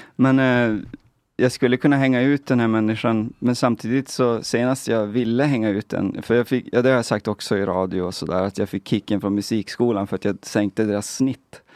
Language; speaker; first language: Swedish; native; Swedish